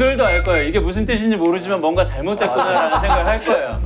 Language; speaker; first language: Korean; native; Korean